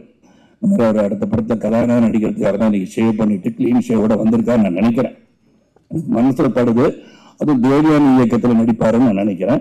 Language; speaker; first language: Tamil; native; Tamil